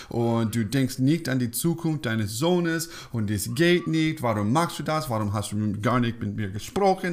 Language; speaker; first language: German; non-native, fluent; English